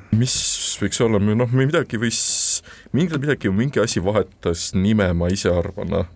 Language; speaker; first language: Estonian; native; Estonian